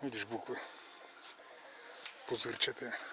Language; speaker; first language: Russian; native; Russian